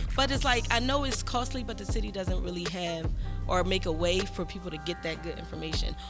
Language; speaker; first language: English; native; English